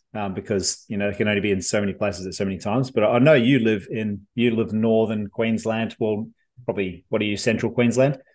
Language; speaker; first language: English; native; English